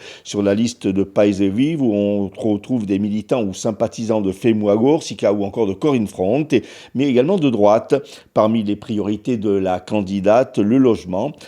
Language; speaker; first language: French; native; French